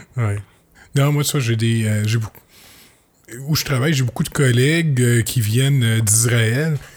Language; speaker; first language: French; native; French